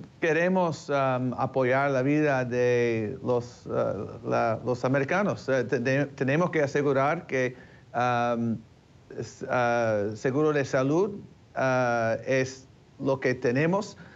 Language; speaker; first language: Spanish; early bilingual, heritage; English